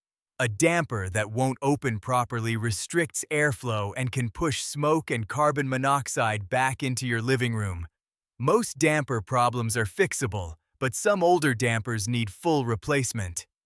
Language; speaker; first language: English; native; English